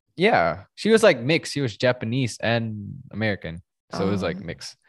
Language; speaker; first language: English; non-native, fluent; Indonesian